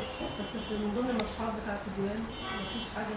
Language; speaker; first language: Arabic; native; Arabic